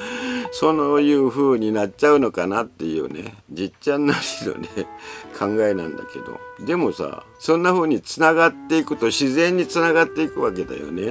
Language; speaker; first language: Japanese; native; Japanese